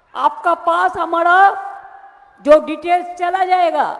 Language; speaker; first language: Hindi; non-native, local second language; Bangla